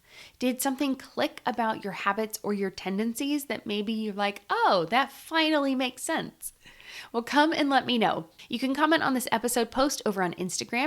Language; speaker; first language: English; native; English